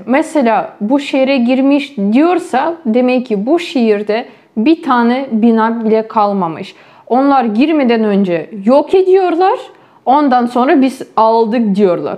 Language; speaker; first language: Turkish; non-native, fluent; Ukrainian